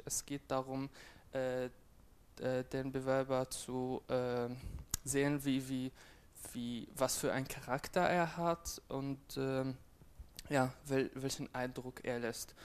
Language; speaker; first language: German; non-native, fluent; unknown